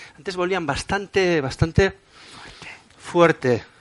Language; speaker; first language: Spanish; non-native, fluent; Wolof